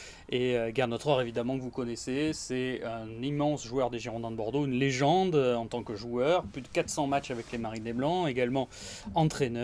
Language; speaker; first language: French; native; French